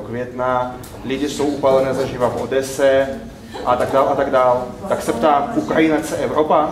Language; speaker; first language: Czech; non-native, fluent; Russian